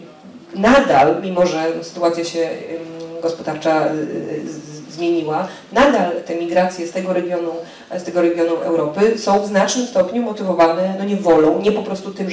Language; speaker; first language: Polish; native; Polish